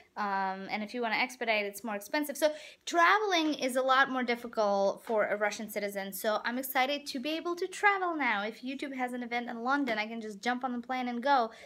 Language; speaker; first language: English; non-native, fluent; Russian